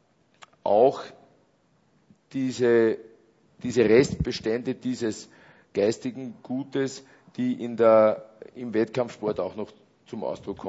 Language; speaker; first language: German; native; German